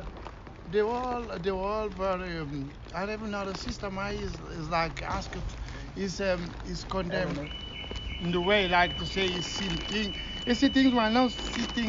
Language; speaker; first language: English; non-native, learner; Kabuverdianu